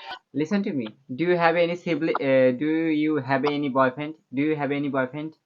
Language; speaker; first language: English; non-native, learner; Bangla